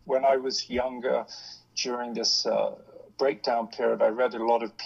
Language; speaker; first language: English; native; English